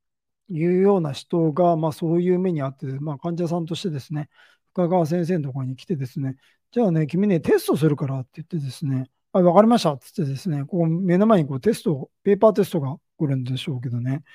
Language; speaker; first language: Japanese; native; Japanese